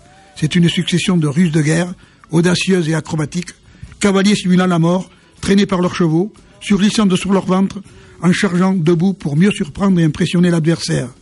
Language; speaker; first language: French; native; French